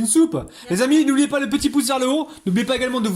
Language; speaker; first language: French; native; French